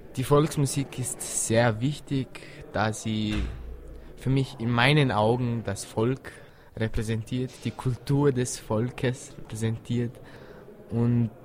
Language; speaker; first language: German; early bilingual, other home language; Bosnian